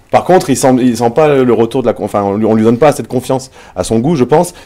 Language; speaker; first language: French; native; French